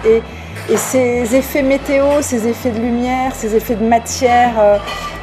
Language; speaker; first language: French; native; French